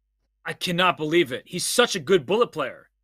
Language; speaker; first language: English; native; English